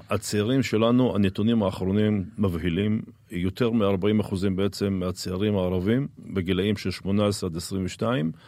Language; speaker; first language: Hebrew; non-native, local second language; Arabic